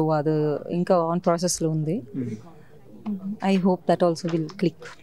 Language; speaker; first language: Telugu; non-native, local second language; Tamil